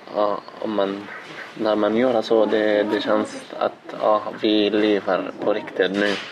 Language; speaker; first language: Swedish; non-native, learner; Arabic